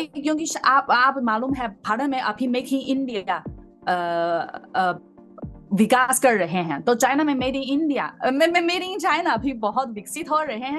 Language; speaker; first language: Hindi; non-native, fluent; Chinese